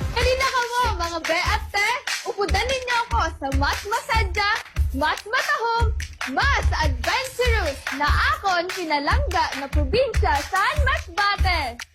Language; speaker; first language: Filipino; non-native, local second language; Masbatenyo